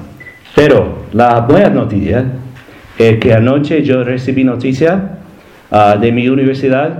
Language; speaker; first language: Spanish; non-native, learner; English